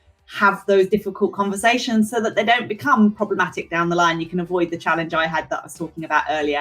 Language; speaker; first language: English; native; English